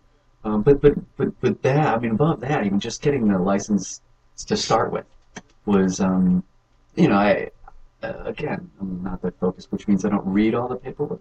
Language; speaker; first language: English; native; English